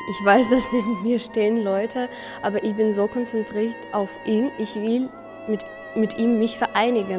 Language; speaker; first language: German; non-native, fluent; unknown